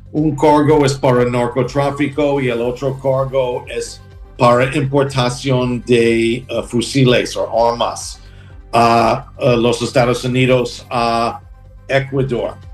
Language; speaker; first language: Spanish; non-native, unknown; English